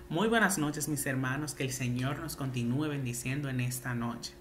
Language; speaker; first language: Spanish; native; Spanish